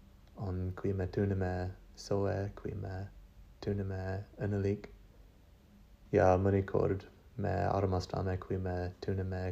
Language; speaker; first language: Estonian; non-native, learner; English